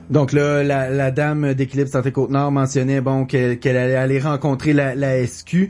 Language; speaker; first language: French; native; French